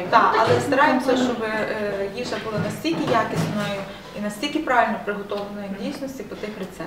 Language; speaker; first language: Ukrainian; native; Ukrainian